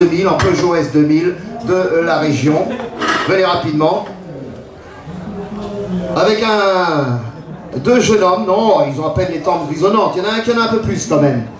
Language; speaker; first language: French; native; French